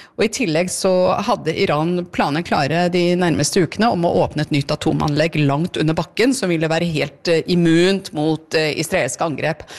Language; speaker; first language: Norwegian; native; Norwegian